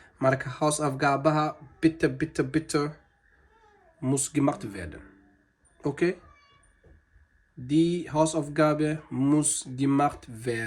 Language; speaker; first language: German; non-native, learner; Somali